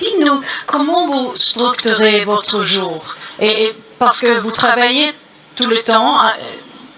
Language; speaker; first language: French; non-native, learner; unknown